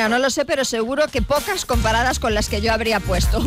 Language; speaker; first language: Spanish; native; Spanish